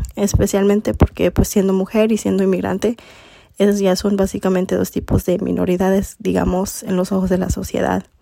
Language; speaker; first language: Spanish; early bilingual, heritage; Spanish